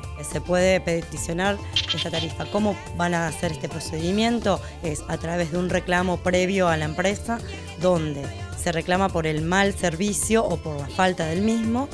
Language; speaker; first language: Spanish; native; Spanish